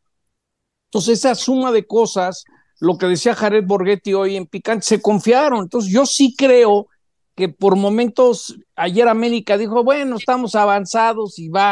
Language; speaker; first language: Spanish; native; Spanish